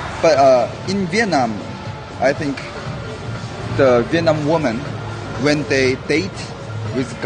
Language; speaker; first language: English; non-native, learner; Korean